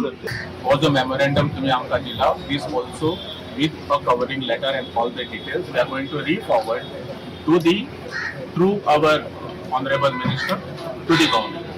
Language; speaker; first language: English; non-native, local second language; Konkani